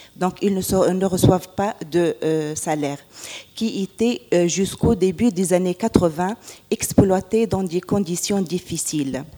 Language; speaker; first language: French; non-native, local second language; Arabic